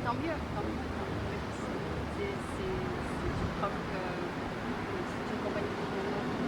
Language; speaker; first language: French; native; French